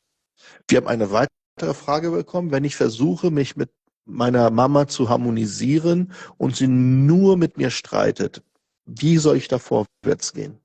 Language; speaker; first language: German; non-native, fluent; Portuguese